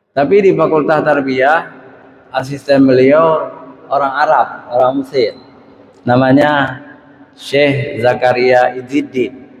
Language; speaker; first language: Malay; non-native, local second language; Achinese